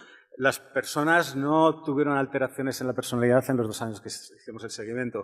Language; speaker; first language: Spanish; native; Spanish